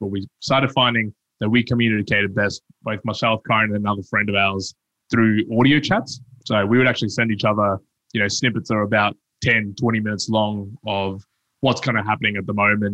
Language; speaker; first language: English; early bilingual, other home language; Spanish